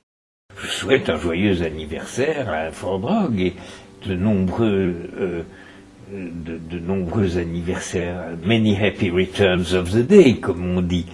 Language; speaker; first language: French; native; French